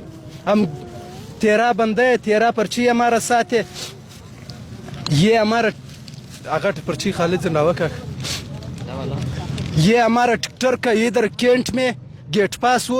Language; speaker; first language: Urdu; non-native, learner; Pashto